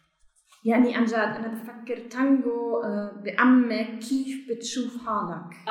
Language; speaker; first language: Arabic; non-native, learner; German